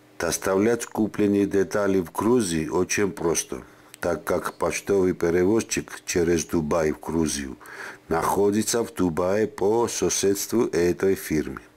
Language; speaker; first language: Russian; non-native, fluent; Georgian